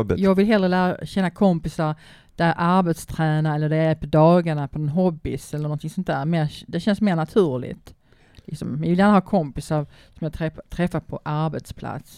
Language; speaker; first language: Swedish; native; Swedish